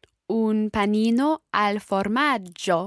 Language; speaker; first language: Italian; non-native, learner; English